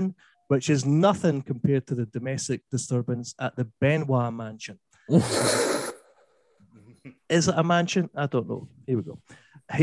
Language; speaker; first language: English; native; English